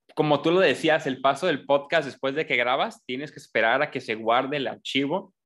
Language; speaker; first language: Spanish; native; Spanish